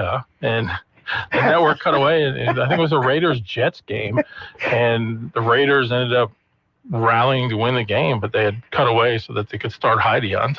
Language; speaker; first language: English; native; English